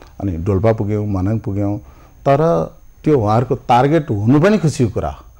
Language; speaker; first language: Nepali; native; Nepali